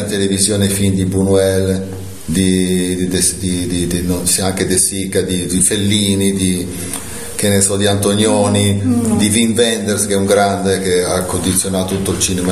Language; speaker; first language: Italian; native; Italian